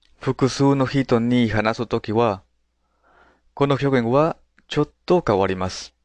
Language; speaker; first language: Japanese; native; Japanese